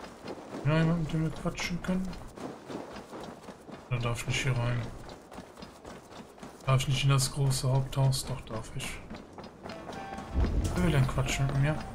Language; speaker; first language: German; native; German